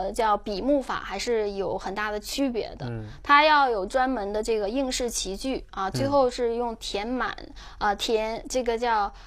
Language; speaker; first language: Chinese; native; Chinese